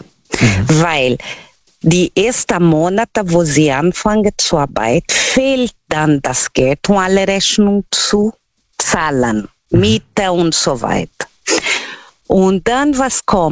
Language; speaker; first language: German; non-native, learner; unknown